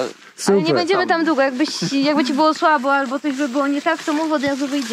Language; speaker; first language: Polish; native; Polish